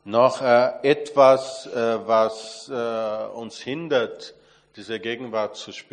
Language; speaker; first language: German; non-native, fluent; Portuguese